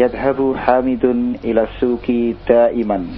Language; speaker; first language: Arabic; non-native, learner; Indonesian